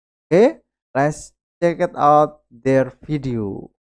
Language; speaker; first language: English; non-native, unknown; Indonesian